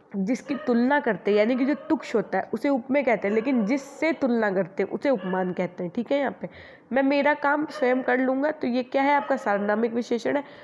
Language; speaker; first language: Hindi; native; Hindi